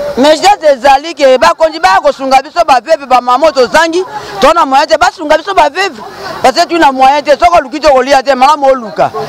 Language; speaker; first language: Lingala; native; Lingala